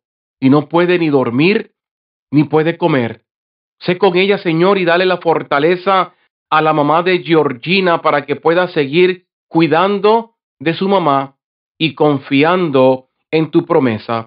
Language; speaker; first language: Spanish; native; Spanish